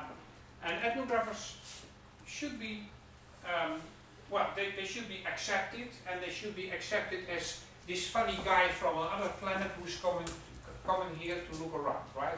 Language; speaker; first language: English; non-native, fluent; Dutch